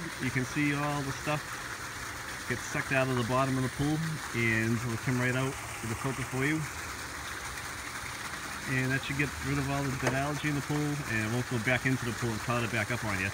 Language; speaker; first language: English; native; English